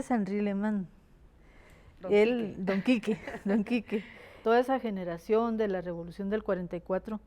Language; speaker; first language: Spanish; native; Spanish